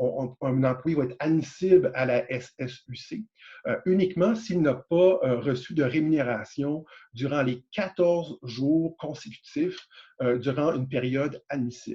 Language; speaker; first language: French; native; French